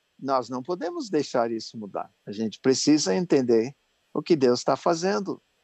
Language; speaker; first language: Portuguese; non-native, fluent; English